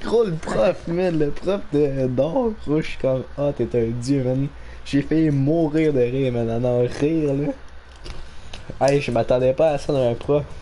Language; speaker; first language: French; native; French